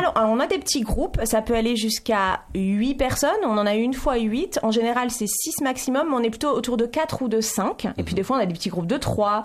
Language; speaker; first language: French; native; French